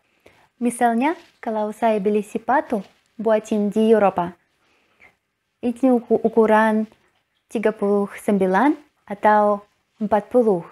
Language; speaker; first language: Indonesian; non-native, learner; Russian